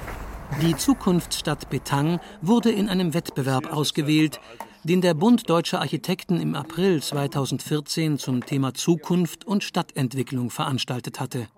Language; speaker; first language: German; native; German